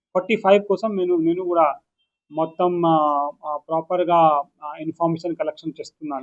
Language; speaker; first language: Telugu; non-native, local second language; Urdu